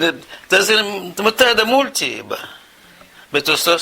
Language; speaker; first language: Latvian; non-native, local second language; Russian